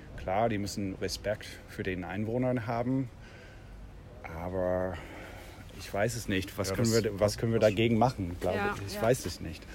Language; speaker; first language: German; non-native, fluent; English